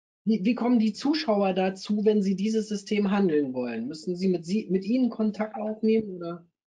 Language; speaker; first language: German; native; German